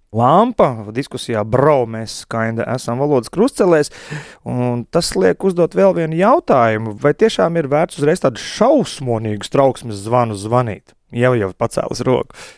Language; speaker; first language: Latvian; native; Latvian